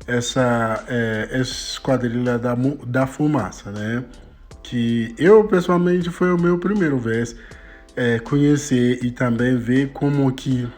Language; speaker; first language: Portuguese; non-native, fluent; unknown